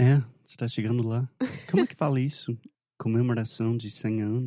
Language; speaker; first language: Portuguese; non-native, fluent; English